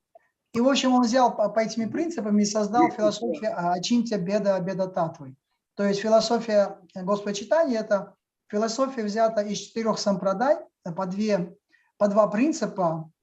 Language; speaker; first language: Russian; native; Russian